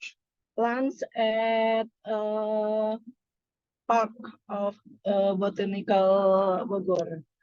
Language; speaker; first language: English; non-native, learner; Indonesian